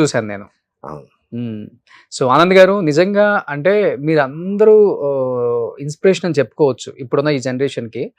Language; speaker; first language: Telugu; native; Telugu